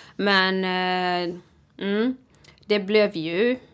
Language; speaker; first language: Swedish; non-native, fluent; Tigrinya